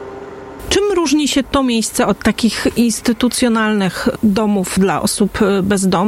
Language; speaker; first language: Polish; native; Polish